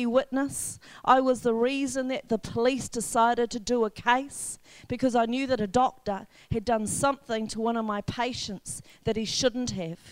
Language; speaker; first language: English; native; English